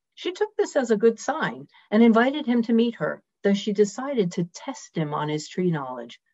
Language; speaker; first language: English; native; English